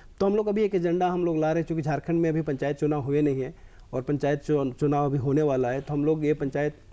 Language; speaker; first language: Hindi; native; Hindi